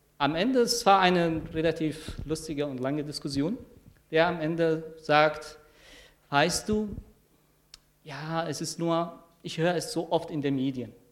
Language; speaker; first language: German; non-native, fluent; Arabic